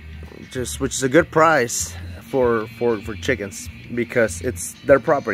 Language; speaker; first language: English; native; English